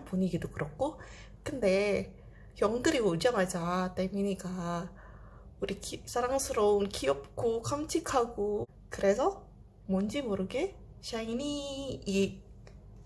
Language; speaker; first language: Korean; non-native, fluent; Indonesian